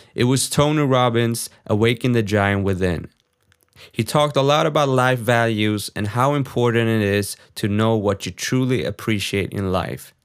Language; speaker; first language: English; non-native, fluent; Swedish